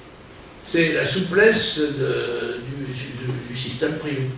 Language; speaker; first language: French; native; French